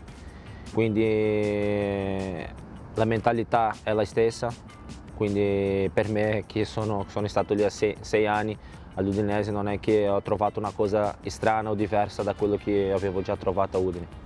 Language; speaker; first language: Italian; non-native, fluent; Portuguese